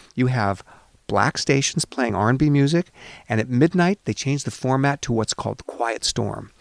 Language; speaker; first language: English; native; English